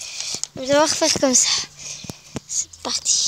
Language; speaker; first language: French; native; French